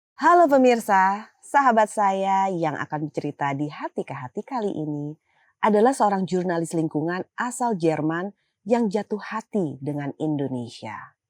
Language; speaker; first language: Indonesian; native; Indonesian